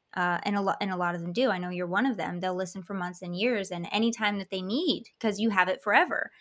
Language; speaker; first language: English; native; English